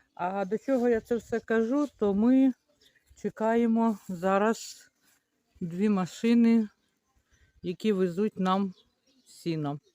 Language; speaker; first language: Ukrainian; native; Ukrainian